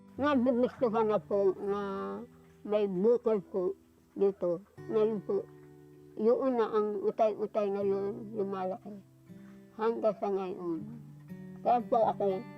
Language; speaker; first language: Filipino; native; Filipino